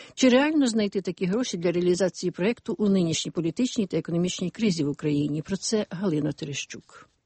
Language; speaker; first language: Ukrainian; native; Ukrainian